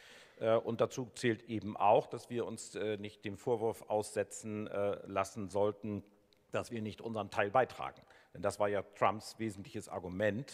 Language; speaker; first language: German; native; German